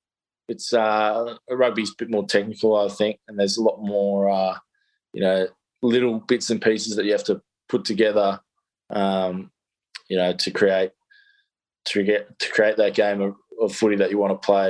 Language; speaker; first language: English; native; English